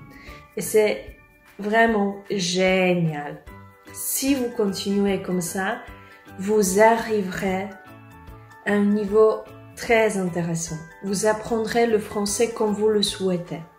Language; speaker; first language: French; non-native, fluent; Polish